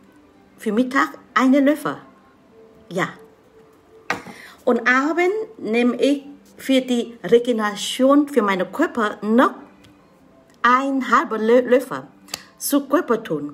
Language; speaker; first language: German; non-native, learner; Vietnamese